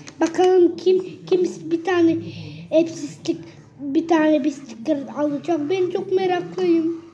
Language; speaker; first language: Turkish; early bilingual, heritage; Turkish